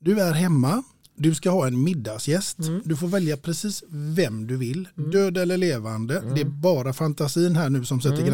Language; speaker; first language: Swedish; native; Swedish